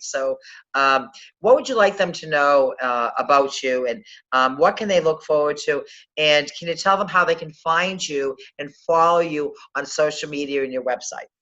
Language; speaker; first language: English; native; English